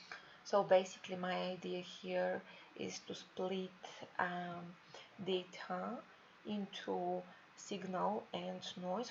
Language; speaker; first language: English; non-native, fluent; Bulgarian